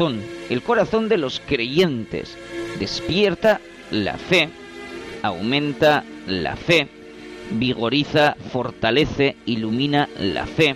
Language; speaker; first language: Spanish; native; Spanish